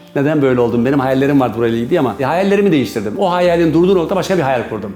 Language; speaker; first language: Turkish; native; Turkish